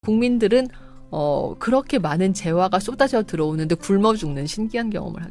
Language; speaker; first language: Korean; native; Korean